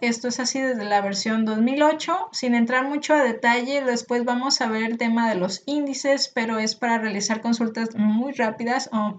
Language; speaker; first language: Spanish; native; Spanish